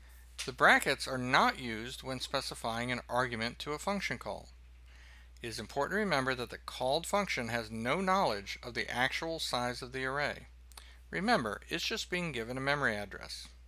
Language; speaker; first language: English; native; English